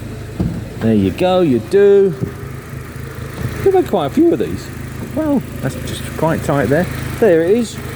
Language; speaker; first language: English; native; English